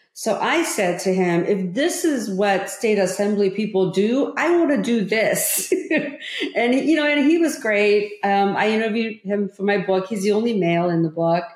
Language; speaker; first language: English; early bilingual, other home language; Korean